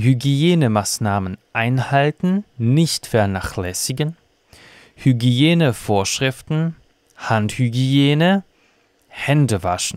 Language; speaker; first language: German; non-native, fluent; Russian